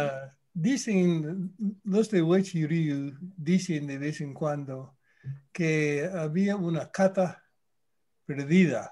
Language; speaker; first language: Spanish; non-native, fluent; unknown